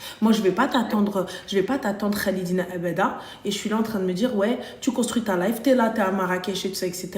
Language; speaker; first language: French; early bilingual, other home language; Arabic